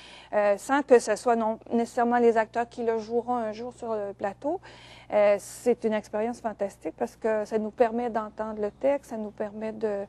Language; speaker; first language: French; native; French